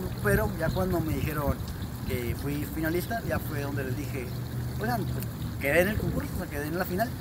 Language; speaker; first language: Spanish; native; Spanish